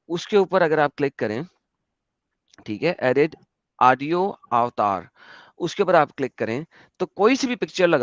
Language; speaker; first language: Hindi; native; Hindi